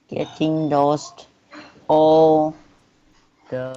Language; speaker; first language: English; non-native, learner; Chinese